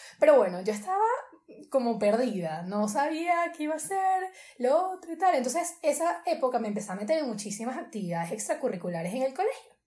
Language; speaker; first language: Spanish; native; Spanish